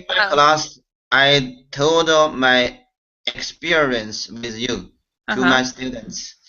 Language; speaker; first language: English; non-native, learner; Chinese